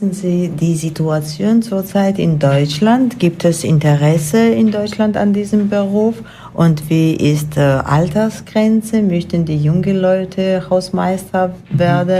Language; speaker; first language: German; non-native, fluent; Georgian